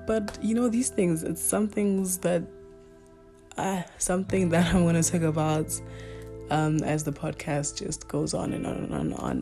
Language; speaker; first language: English; non-native, local second language; Northern Sotho